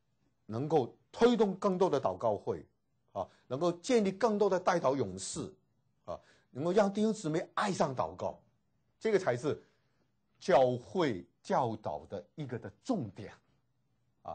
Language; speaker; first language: Chinese; native; Chinese